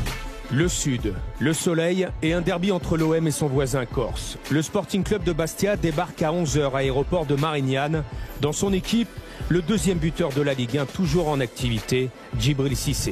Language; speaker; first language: French; native; French